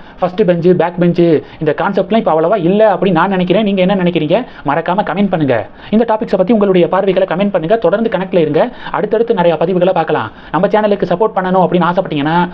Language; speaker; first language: Tamil; native; Tamil